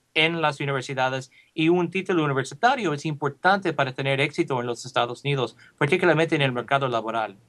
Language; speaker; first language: Spanish; early bilingual, heritage; Spanish